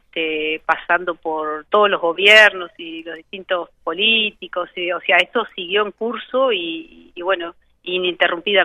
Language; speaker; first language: Spanish; native; Spanish